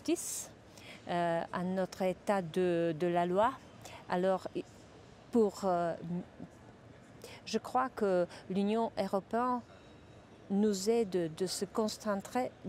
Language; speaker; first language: French; non-native, fluent; Czech